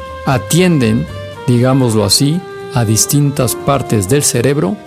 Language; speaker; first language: Spanish; native; Spanish